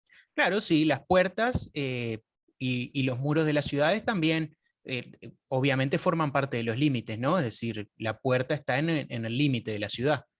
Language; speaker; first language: Spanish; native; Spanish